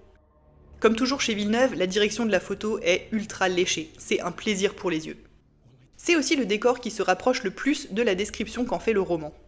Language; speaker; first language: French; native; French